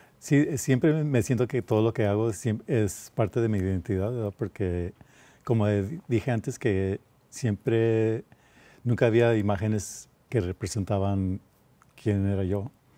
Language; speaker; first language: Spanish; early bilingual, heritage; Spanish